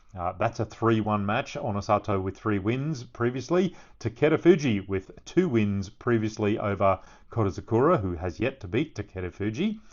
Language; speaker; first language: English; native; English